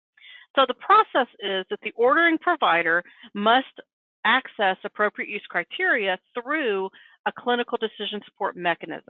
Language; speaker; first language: English; native; English